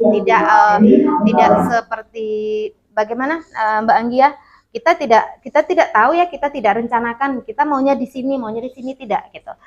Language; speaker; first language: Indonesian; non-native, local second language; Minangkabau